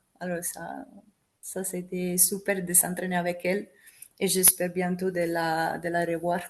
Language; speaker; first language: French; non-native, fluent; Italian